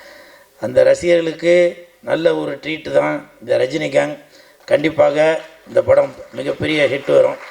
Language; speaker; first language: Tamil; native; Tamil